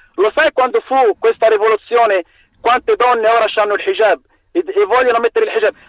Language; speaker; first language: Italian; non-native, fluent; Arabic